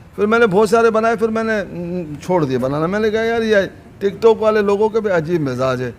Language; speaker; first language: Urdu; non-native, local second language; Pashto